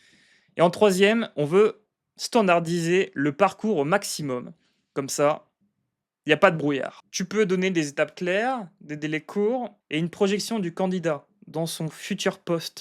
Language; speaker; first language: French; native; French